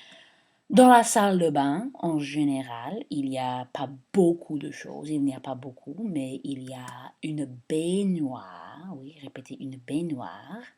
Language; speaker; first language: French; non-native, fluent; English